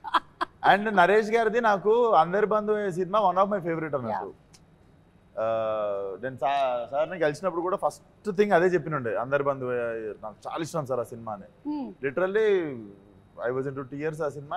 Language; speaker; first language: Telugu; native; Telugu